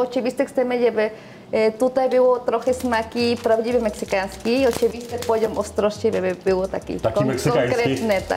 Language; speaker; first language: Polish; non-native, learner; Spanish